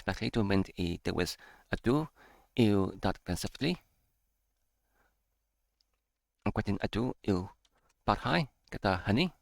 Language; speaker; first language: Welsh; non-native, fluent; English